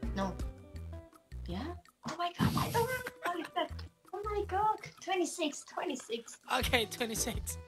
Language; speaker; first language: English; non-native, fluent; Turkish